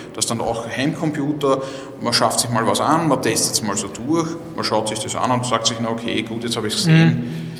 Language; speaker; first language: German; native; German